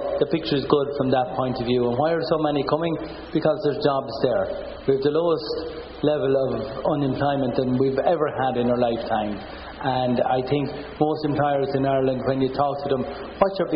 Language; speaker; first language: English; native; English